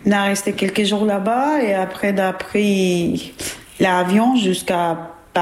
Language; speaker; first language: French; non-native, learner; Albanian